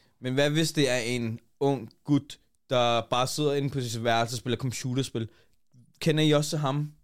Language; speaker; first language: Danish; early bilingual, other home language; Urdu